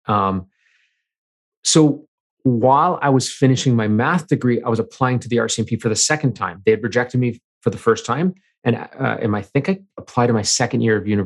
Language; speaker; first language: English; native; English